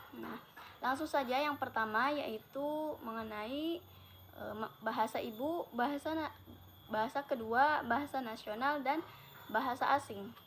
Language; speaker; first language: Indonesian; non-native, local second language; Javanese